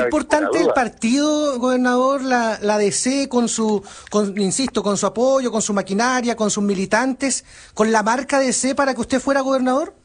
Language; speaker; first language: Spanish; native; Spanish